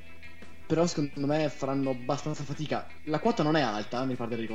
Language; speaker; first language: Italian; native; Italian